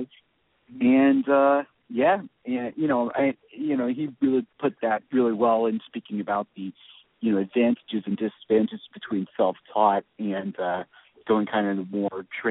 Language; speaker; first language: English; native; English